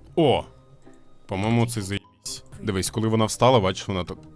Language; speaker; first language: Ukrainian; non-native, local second language; Russian